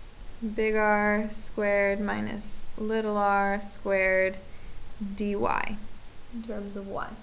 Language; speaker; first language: English; native; English